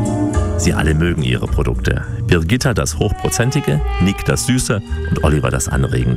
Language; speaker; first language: German; native; German